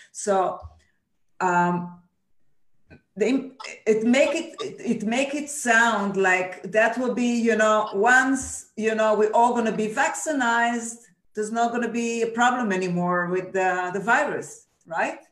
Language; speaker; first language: English; non-native, fluent; Hebrew